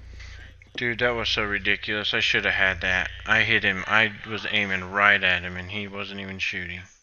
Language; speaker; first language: English; native; English